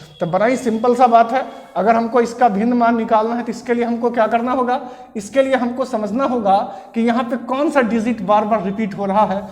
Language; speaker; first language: Hindi; native; Hindi